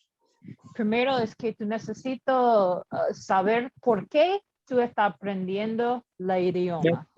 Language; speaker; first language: Spanish; non-native, learner; English